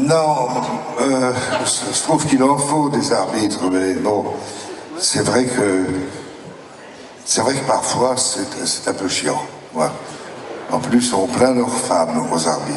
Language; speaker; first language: French; native; French